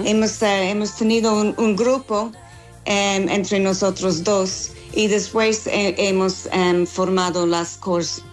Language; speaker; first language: Spanish; non-native, fluent; English